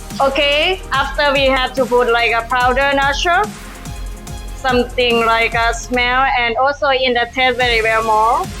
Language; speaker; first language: English; non-native, learner; Thai